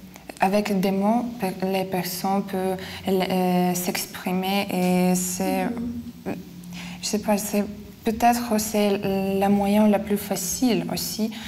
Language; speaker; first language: French; non-native, fluent; Lithuanian